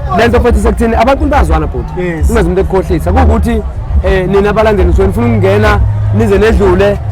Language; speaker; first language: Zulu; native; Zulu